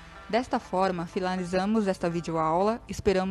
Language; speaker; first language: Portuguese; native; Portuguese